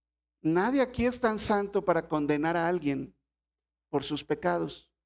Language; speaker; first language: Spanish; native; Spanish